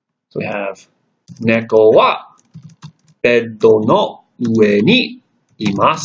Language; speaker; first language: Japanese; non-native, fluent; English